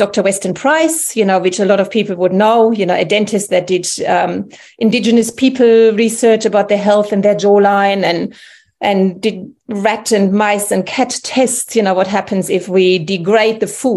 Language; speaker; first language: English; non-native, fluent; German